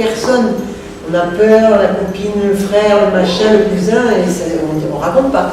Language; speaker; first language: French; native; French